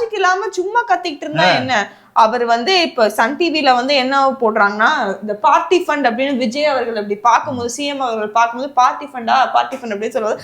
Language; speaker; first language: Tamil; native; Tamil